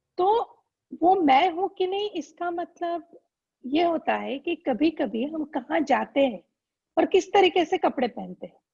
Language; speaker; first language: Hindi; non-native, local second language; Gujarati